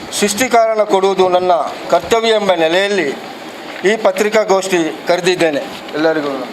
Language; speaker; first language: Kannada; non-native, local second language; Badaga